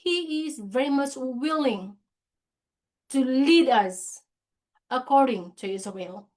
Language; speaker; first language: English; non-native, local second language; Filipino